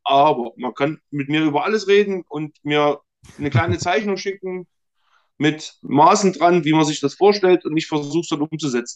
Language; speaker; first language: German; native; German